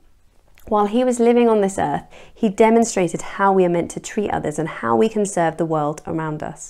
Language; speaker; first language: English; native; English